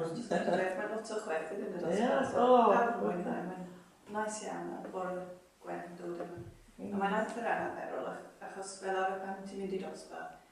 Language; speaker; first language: Welsh; non-native, learner; English